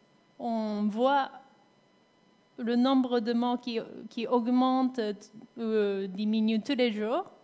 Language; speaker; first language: French; non-native, fluent; Japanese